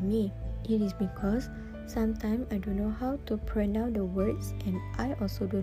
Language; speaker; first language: English; non-native, local second language; Malay